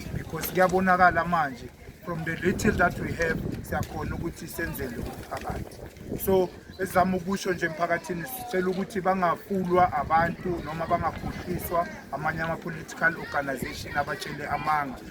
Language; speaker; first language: Zulu; native; Zulu